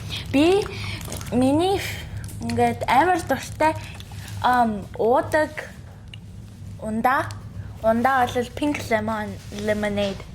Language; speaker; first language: Mongolian; early bilingual, heritage; Mongolian